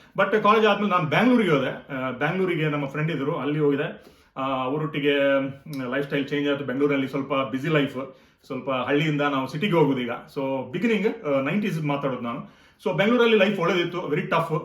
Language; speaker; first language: Kannada; non-native, local second language; Konkani